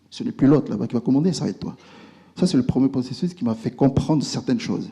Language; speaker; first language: French; native; French